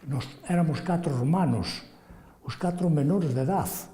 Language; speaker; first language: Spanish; non-native, local second language; Galician